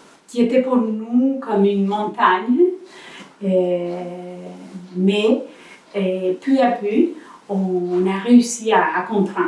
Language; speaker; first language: French; non-native, learner; Spanish